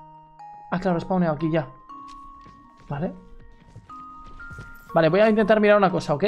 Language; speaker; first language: Spanish; native; Spanish